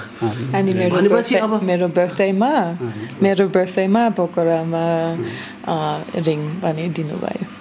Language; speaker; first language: Nepali; non-native, learner; German